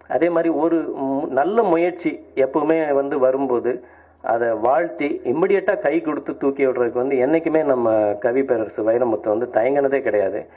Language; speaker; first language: Tamil; native; Tamil